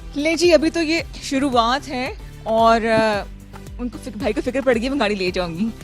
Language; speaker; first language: Urdu; non-native, local second language; Punjabi